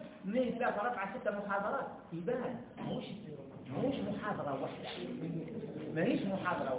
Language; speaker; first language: Arabic; native; Arabic